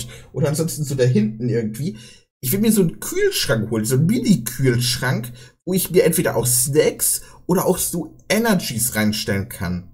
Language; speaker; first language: German; native; German